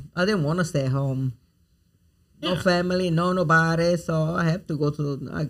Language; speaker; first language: English; non-native, fluent; Italian